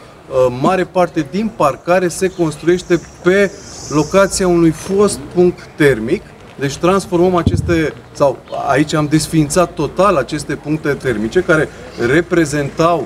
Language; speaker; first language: Romanian; native; Romanian